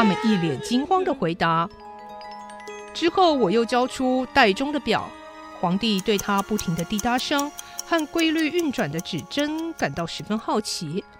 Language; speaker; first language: Chinese; native; Chinese